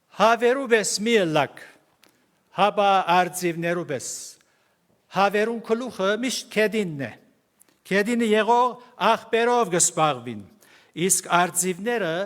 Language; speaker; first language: Armenian; native; Armenian